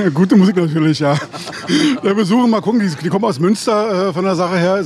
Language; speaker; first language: German; native; German